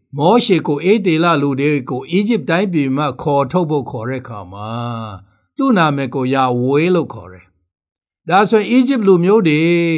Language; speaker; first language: Burmese; non-native, local second language; Tedim Chin